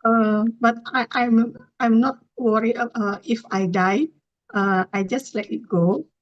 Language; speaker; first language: English; non-native, learner; Thai